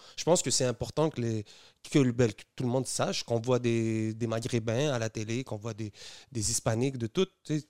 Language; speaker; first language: French; early bilingual, other home language; Arabic